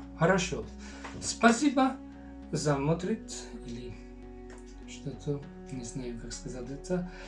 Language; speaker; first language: Russian; non-native, learner; Finnish